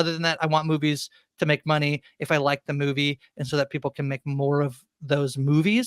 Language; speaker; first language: English; native; English